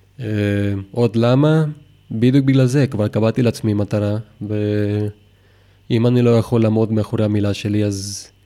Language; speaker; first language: Hebrew; non-native, fluent; Spanish